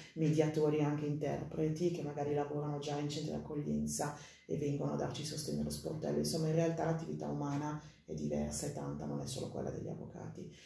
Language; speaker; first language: Italian; native; Italian